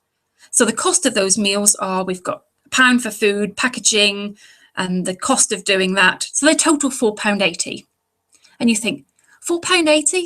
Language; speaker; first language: English; native; English